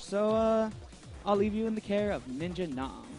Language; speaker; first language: English; native; English